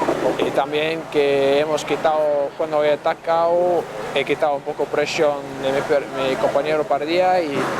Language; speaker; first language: Spanish; non-native, learner; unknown